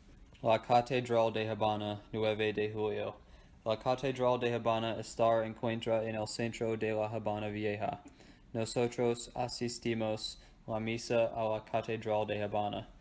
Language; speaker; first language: Spanish; non-native, learner; English